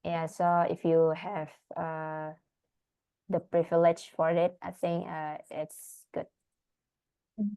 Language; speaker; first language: English; non-native, learner; Indonesian